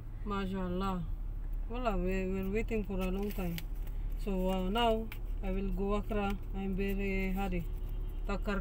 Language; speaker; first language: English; non-native, learner; Filipino